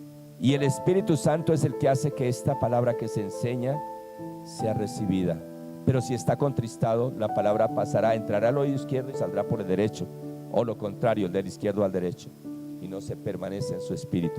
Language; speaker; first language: Spanish; native; Spanish